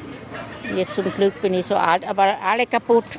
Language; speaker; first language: German; non-native, learner; Thai